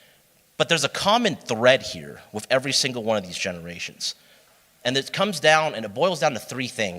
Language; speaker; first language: English; native; English